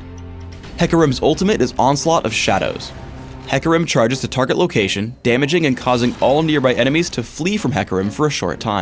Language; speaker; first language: English; native; English